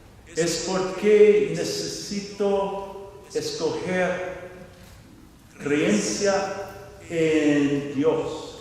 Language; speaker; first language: Spanish; non-native, fluent; English